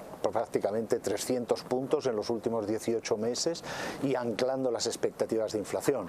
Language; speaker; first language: Spanish; native; Spanish